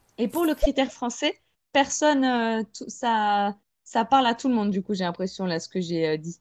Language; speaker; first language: French; native; French